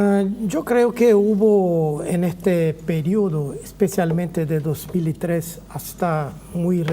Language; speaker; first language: Spanish; non-native, fluent; Portuguese